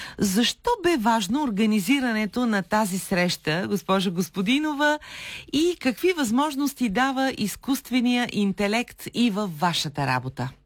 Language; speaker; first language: Bulgarian; native; Bulgarian